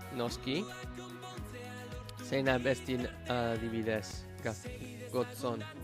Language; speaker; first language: Basque; non-native, learner; English